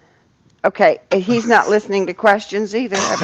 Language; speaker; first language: English; native; English